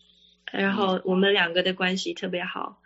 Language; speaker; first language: Chinese; early bilingual, heritage; Chinese